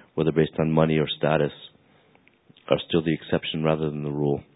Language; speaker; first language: English; native; English